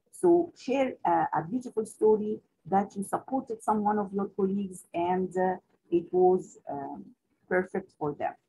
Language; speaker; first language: English; non-native, local second language; Arabic